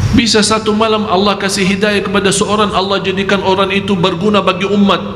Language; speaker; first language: Malay; non-native, fluent; Arabic